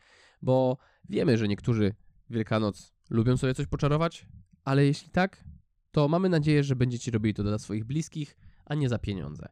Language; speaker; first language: Polish; native; Polish